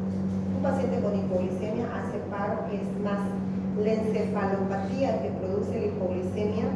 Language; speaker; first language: Spanish; native; Spanish